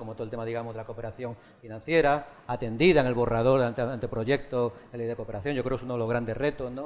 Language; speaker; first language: Spanish; native; Spanish